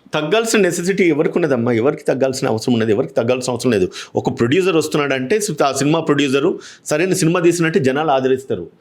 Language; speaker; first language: Telugu; native; Telugu